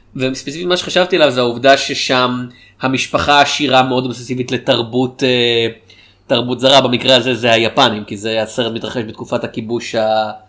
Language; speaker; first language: Hebrew; native; Hebrew